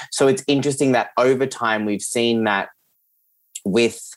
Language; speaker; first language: English; early bilingual, other home language; Serbian